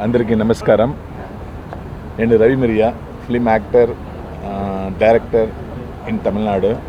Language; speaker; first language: Telugu; non-native, learner; Tamil